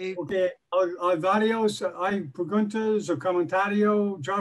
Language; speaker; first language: Spanish; non-native, learner; English